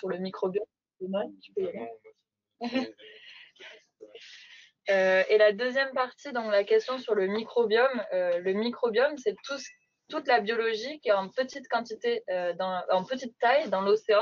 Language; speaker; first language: French; native; French